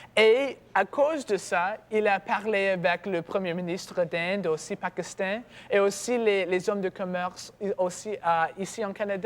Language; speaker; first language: French; non-native, learner; English